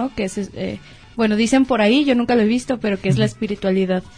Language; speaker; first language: Spanish; native; Spanish